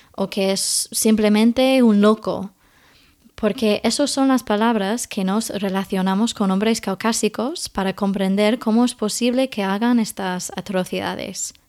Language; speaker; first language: Spanish; non-native, fluent; English